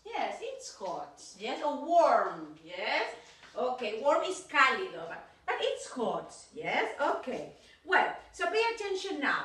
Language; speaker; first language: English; non-native, fluent; Spanish